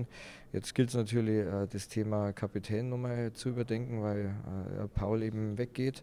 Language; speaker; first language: German; native; German